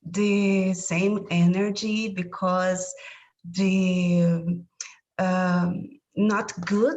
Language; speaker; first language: English; non-native, learner; Portuguese